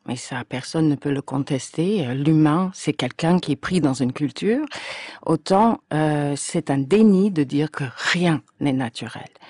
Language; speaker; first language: French; non-native, fluent; English